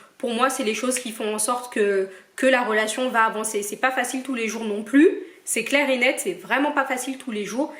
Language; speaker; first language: French; early bilingual, other home language; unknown